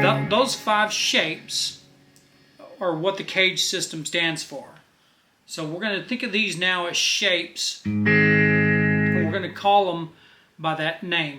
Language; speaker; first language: English; native; English